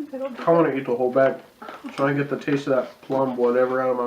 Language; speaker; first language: English; native; English